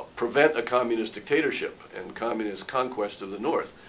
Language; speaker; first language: English; native; English